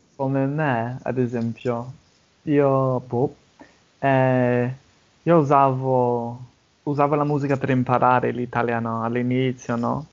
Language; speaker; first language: Italian; non-native, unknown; English